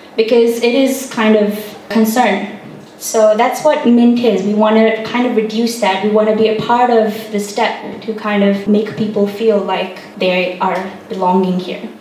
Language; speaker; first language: English; non-native, local second language; Hindi